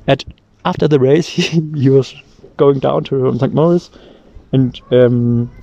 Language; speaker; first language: English; non-native, learner; German